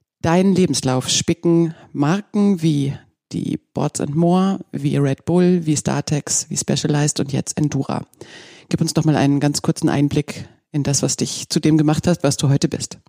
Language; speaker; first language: German; native; German